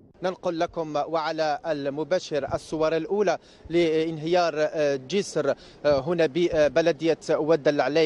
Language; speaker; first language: Arabic; native; Arabic